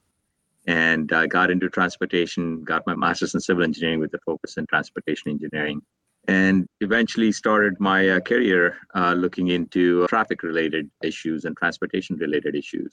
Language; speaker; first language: English; non-native, local second language; Telugu